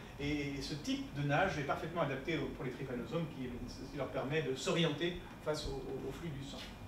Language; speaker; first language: French; native; French